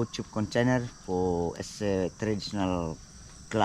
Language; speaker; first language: English; non-native, fluent; Indonesian